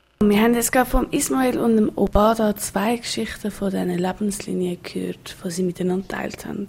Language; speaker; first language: German; native; German